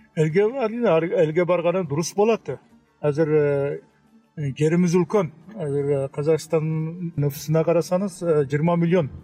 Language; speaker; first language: Kazakh; early bilingual, heritage; Kazakh